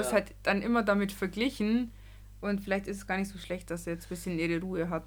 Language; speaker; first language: German; native; German